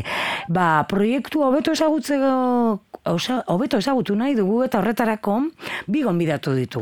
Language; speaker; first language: Basque; native; Basque